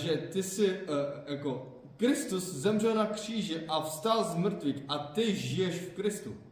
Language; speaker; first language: Czech; non-native, fluent; Korean